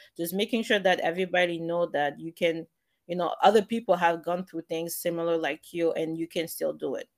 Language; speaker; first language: English; non-native, fluent; French